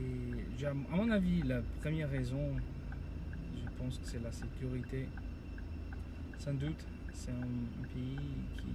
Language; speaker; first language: French; non-native, fluent; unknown